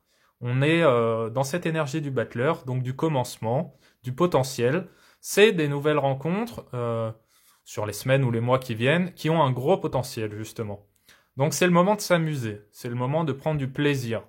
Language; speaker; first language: French; native; French